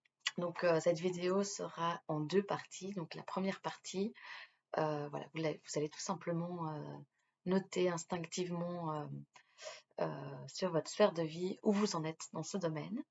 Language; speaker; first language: French; native; French